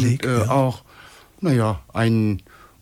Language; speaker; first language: German; non-native, learner; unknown